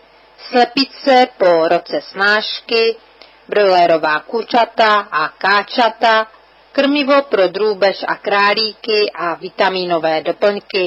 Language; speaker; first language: Czech; native; Czech